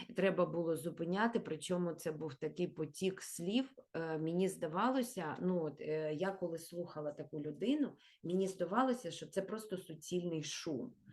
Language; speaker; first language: Ukrainian; non-native, local second language; Russian